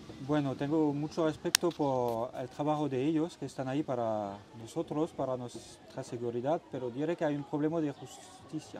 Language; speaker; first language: Spanish; non-native, learner; French